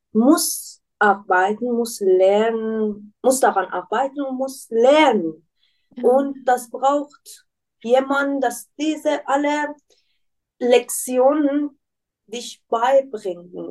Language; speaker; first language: German; non-native, learner; Persian